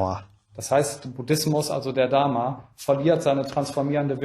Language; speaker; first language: German; native; German